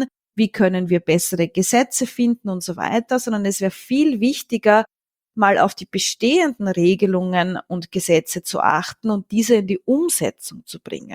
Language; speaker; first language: German; native; German